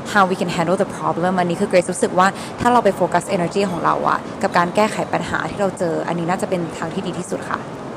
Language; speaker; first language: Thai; early bilingual, heritage; Thai